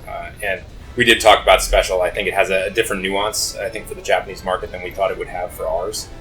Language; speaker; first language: English; native; English